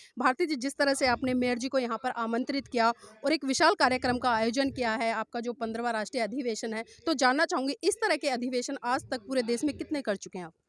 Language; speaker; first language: Hindi; native; Hindi